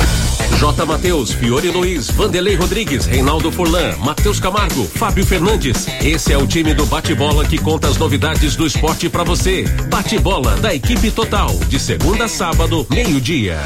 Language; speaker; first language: Portuguese; native; Portuguese